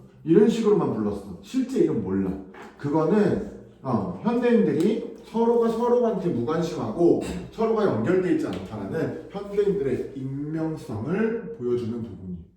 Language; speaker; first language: Korean; native; Korean